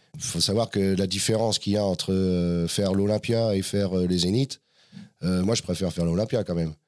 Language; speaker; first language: French; native; French